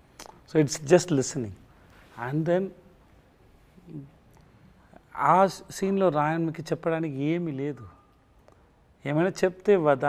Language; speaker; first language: Telugu; non-native, learner; Tamil